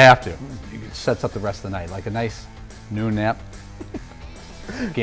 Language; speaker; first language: English; native; English